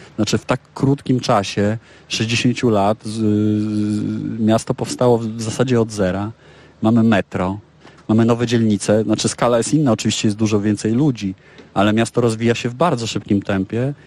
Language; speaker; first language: Polish; native; Polish